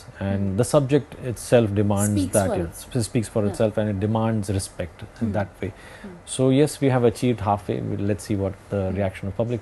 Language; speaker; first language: English; non-native, local second language; Hindi